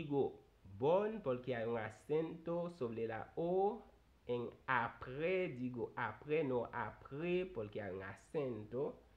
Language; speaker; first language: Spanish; non-native, fluent; Haitian Creole